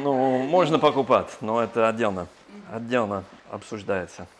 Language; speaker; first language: Russian; non-native, fluent; English